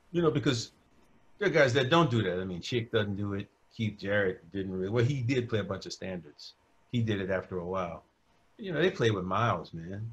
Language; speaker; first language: English; native; English